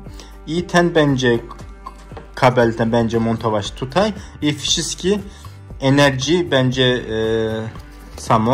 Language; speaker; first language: Polish; non-native, learner; Turkish